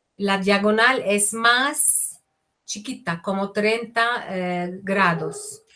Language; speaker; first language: Spanish; non-native, fluent; Arabic